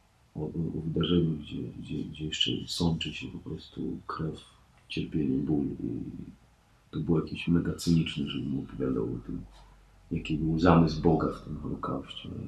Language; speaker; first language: Polish; native; Polish